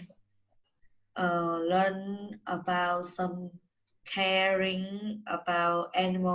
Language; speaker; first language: English; non-native, learner; Vietnamese